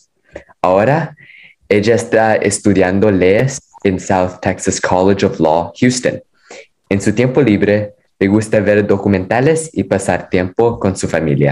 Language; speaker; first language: Spanish; non-native, fluent; English